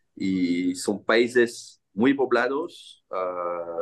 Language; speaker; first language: Spanish; non-native, fluent; French